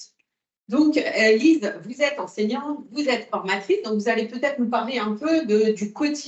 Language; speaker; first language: French; native; French